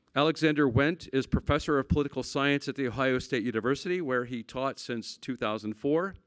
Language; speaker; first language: English; native; English